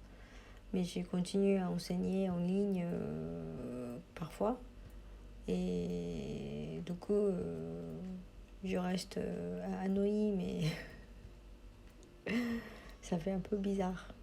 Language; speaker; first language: French; non-native, fluent; Japanese